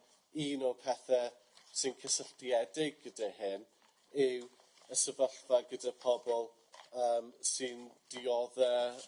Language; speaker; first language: Welsh; non-native, fluent; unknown